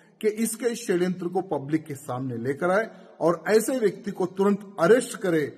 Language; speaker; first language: Hindi; native; Hindi